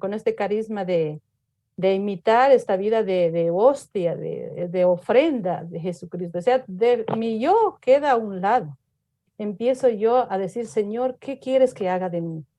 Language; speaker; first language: Spanish; native; Spanish